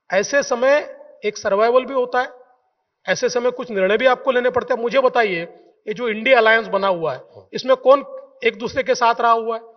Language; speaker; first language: Hindi; non-native, local second language; Marathi